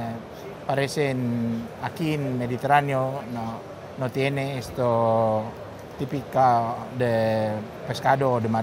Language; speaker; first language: Spanish; non-native, learner; Indonesian